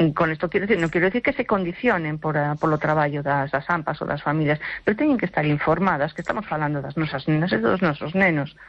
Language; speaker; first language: Galician; non-native, local second language; Spanish